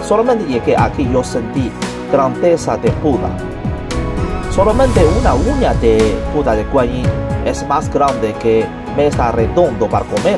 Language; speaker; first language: Spanish; non-native, learner; Chinese